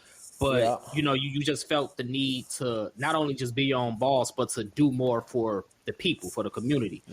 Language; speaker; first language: English; native; English